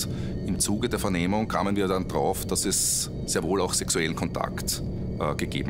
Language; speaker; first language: German; native; German